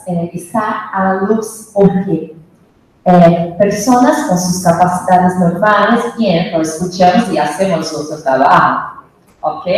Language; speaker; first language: Spanish; non-native, fluent; Portuguese